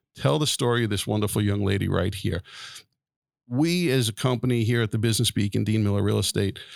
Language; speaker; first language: English; native; English